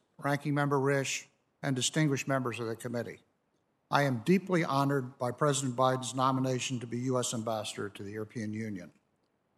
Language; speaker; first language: English; native; English